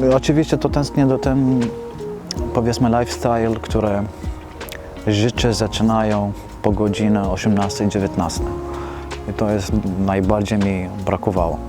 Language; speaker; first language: Polish; non-native, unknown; Arabic